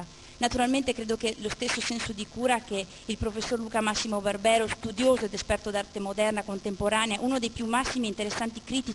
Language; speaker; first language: Italian; native; Italian